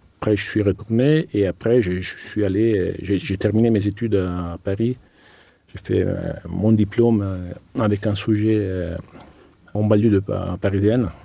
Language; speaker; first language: French; non-native, fluent; Italian